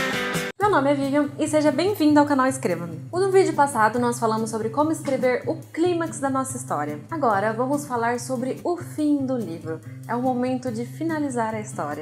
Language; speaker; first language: Portuguese; native; Portuguese